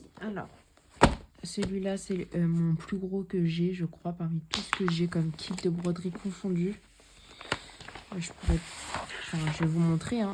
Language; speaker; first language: French; native; French